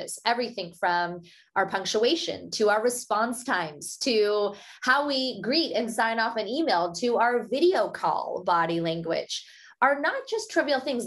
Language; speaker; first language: English; early bilingual, other home language; Hindi